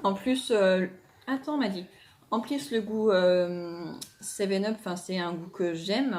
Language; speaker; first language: French; native; French